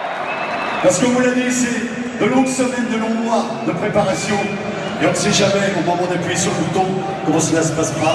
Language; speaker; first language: French; native; French